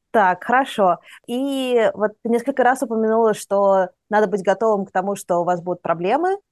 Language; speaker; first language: Russian; native; Russian